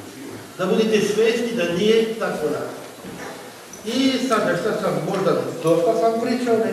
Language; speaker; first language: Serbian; non-native, fluent; French